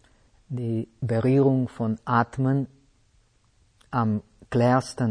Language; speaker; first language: German; non-native, fluent; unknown